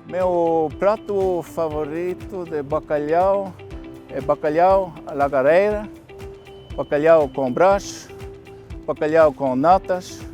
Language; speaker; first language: Portuguese; non-native, fluent; Norwegian